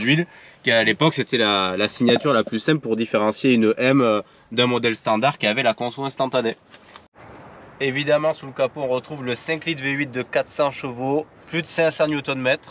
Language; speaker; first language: French; native; French